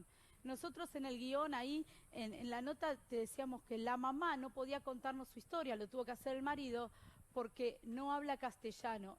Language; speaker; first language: Spanish; native; Spanish